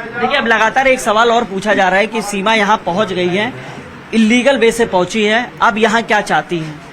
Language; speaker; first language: Hindi; native; Hindi